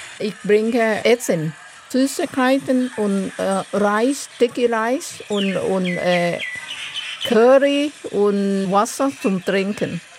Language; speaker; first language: German; non-native, learner; Thai